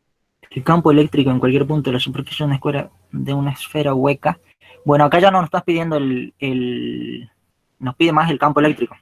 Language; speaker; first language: Spanish; native; Spanish